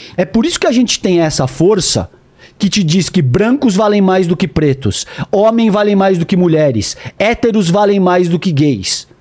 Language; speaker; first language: Portuguese; native; Portuguese